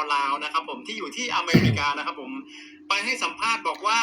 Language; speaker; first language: Thai; native; Thai